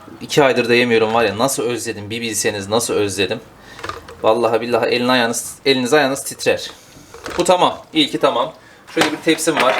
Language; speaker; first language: Turkish; native; Turkish